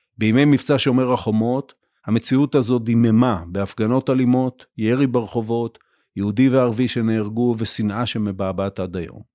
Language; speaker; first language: Hebrew; native; Hebrew